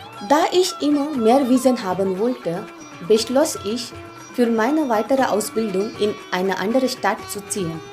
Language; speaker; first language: German; non-native, fluent; Marathi